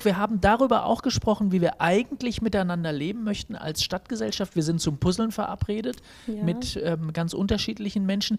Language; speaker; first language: German; native; German